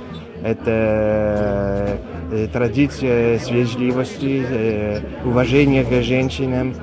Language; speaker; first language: Russian; non-native, fluent; French